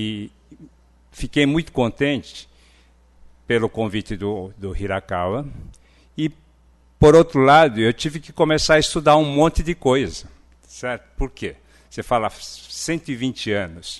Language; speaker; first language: Portuguese; early bilingual, other home language; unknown